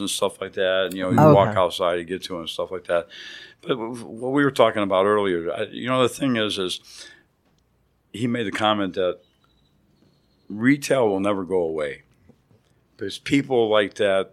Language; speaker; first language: English; native; English